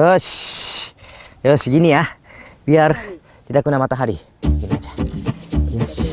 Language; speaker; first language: Indonesian; non-native, fluent; Japanese